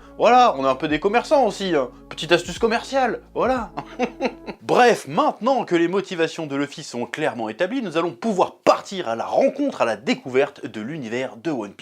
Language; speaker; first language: French; native; French